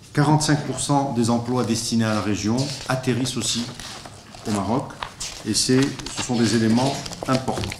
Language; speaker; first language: French; non-native, local second language; Arabic